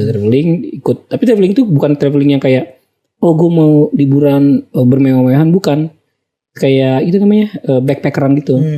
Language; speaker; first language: Indonesian; native; Indonesian